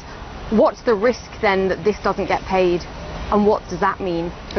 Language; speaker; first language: English; native; English